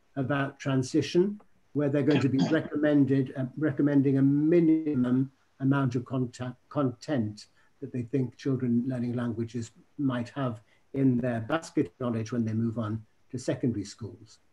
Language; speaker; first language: English; native; English